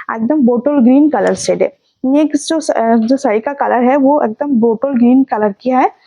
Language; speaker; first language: Hindi; non-native, local second language; Bangla